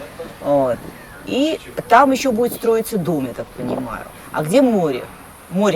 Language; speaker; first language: Russian; native; Russian